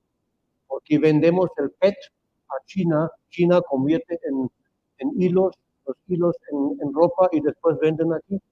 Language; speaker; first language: Spanish; non-native, fluent; German